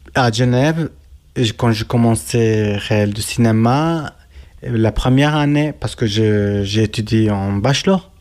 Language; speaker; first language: French; non-native, learner; Turkish